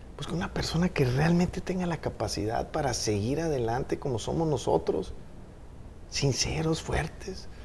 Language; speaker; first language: Spanish; native; Spanish